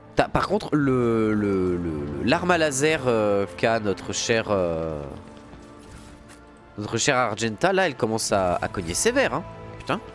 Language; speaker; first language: French; native; French